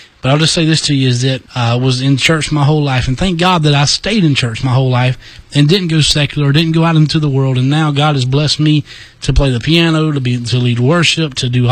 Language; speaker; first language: English; native; English